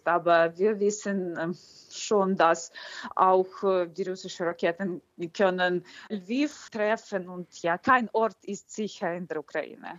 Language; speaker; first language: German; non-native, fluent; Ukrainian